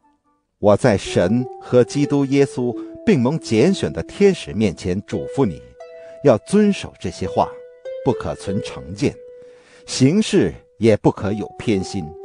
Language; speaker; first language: Chinese; native; Chinese